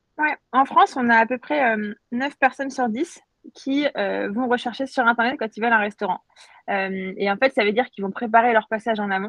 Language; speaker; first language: French; native; French